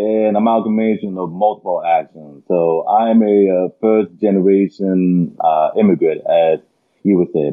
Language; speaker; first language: English; early bilingual, other home language; Arabic